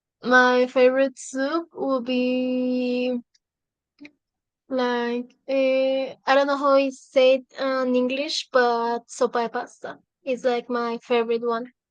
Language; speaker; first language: English; non-native, fluent; Spanish